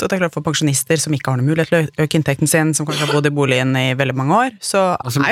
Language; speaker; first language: Norwegian; native; Norwegian